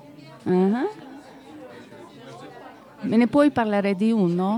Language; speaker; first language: Italian; non-native, learner; French